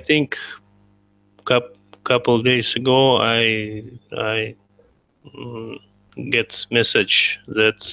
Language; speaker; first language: English; non-native, learner; Russian